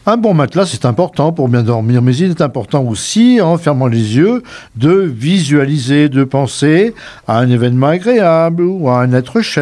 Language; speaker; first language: French; native; French